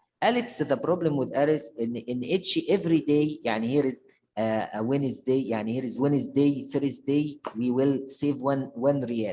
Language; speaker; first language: English; non-native, fluent; Arabic